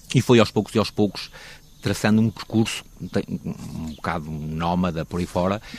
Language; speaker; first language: Portuguese; native; Portuguese